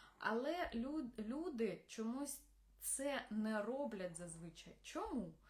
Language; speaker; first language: Ukrainian; non-native, local second language; Russian